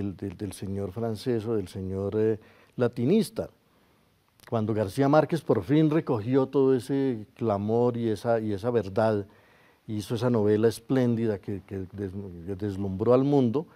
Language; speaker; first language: Spanish; native; Spanish